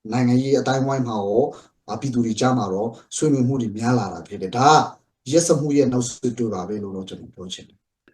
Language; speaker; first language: Burmese; non-native, local second language; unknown